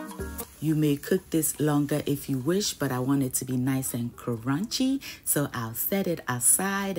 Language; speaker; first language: English; non-native, local second language; Ga